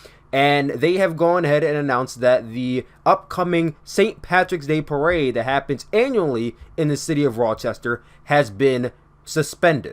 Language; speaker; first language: English; native; English